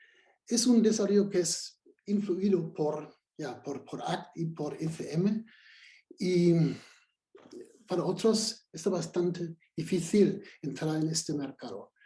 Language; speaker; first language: Spanish; non-native, fluent; German